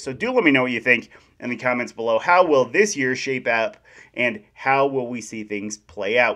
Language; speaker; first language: English; native; English